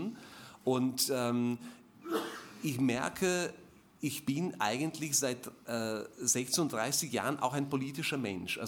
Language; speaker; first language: German; non-native, fluent; Slovak